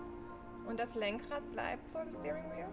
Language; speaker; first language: German; native; German